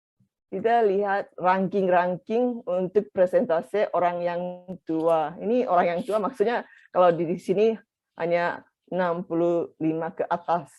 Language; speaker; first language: Indonesian; non-native, fluent; Japanese